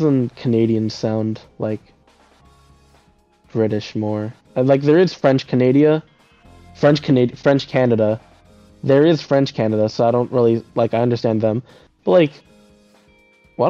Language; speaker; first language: English; native; English